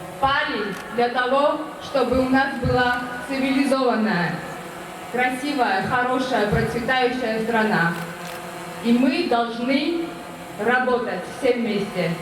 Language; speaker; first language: Russian; non-native, fluent; Georgian